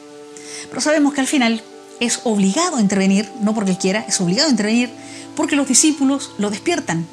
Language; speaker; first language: Spanish; native; Spanish